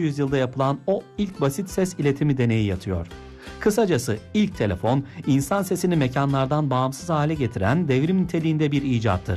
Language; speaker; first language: Turkish; native; Turkish